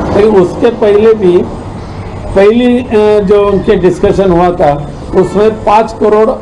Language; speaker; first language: Hindi; non-native, local second language; Marathi